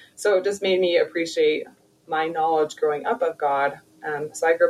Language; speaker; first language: English; native; English